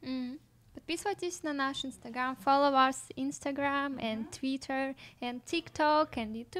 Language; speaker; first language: English; non-native, learner; Russian